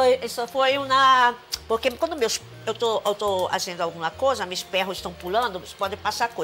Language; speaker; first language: Spanish; non-native, fluent; Portuguese